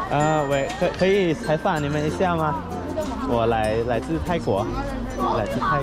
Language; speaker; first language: Chinese; non-native, learner; Thai